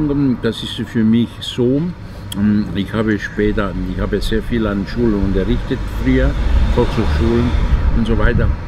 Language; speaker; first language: German; non-native, fluent; Italian